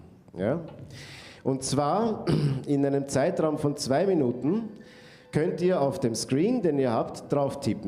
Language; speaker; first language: German; native; German